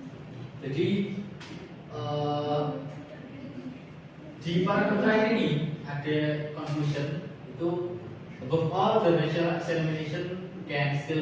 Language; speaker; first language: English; non-native, learner; Indonesian